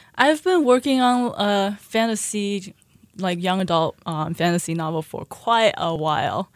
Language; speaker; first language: English; early bilingual, other home language; Chinese